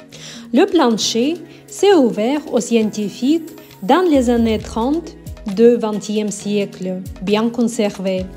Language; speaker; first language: French; non-native, learner; Ukrainian